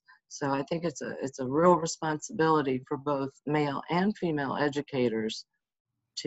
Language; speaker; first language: English; native; English